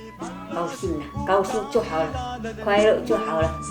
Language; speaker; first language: Chinese; non-native, local second language; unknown